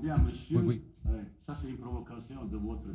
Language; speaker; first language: French; non-native, learner; Bosnian